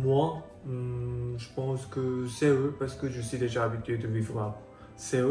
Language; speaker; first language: French; non-native, fluent; Korean